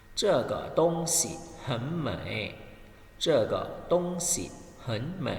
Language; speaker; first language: Chinese; non-native, fluent; Thai